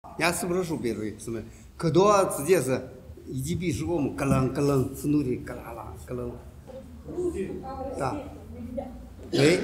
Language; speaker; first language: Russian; non-native, learner; Chinese